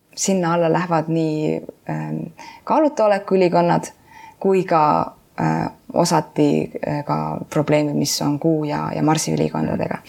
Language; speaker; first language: Estonian; native; Estonian